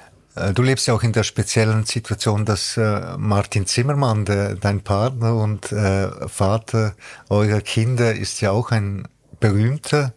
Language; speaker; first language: German; native; German